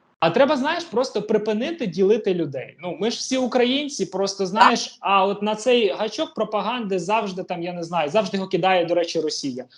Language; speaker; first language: Ukrainian; native; Ukrainian